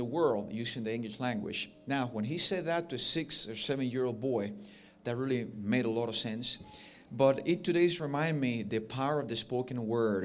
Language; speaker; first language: English; non-native, fluent; Spanish